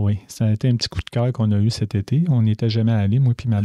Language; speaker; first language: French; native; French